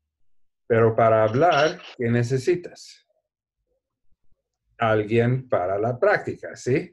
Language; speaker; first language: Spanish; non-native, learner; English